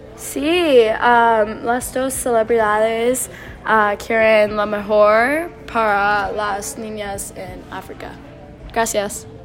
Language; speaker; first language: Spanish; non-native, learner; English